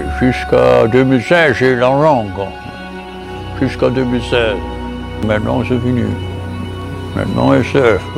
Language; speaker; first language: French; non-native, learner; German